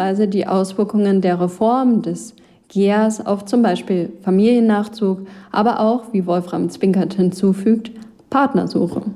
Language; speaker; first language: German; native; German